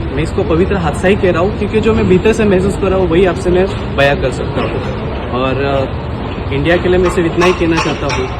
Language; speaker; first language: Hindi; non-native, local second language; Marathi